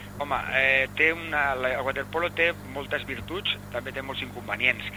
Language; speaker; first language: Catalan; non-native, local second language; Spanish